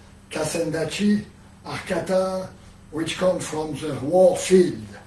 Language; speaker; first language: English; non-native, learner; French